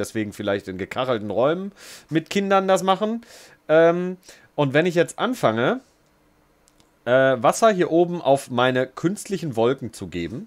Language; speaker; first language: German; native; German